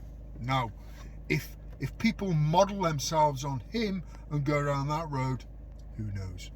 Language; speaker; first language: English; native; English